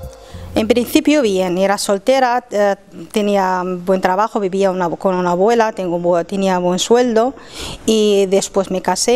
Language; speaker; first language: Spanish; non-native, fluent; Arabic